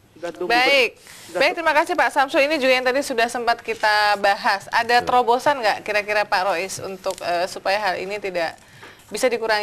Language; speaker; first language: Indonesian; native; Indonesian